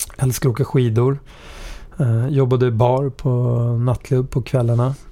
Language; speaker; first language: Swedish; early bilingual, other home language; Hungarian